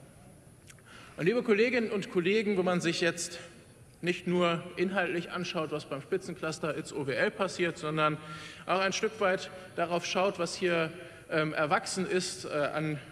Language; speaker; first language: German; native; German